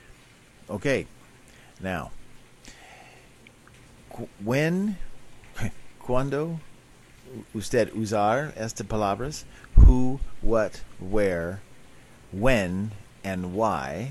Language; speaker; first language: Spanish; non-native, learner; English